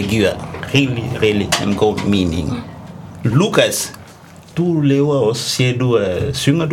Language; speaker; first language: Danish; non-native, fluent; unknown